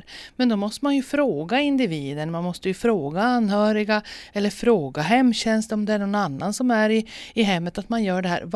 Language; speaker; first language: Swedish; native; Swedish